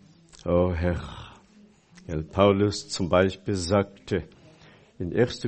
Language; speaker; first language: German; non-native, fluent; Chinese